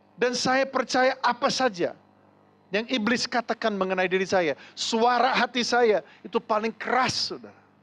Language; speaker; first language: Indonesian; non-native, fluent; English